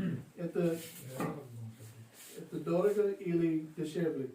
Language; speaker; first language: Russian; non-native, learner; English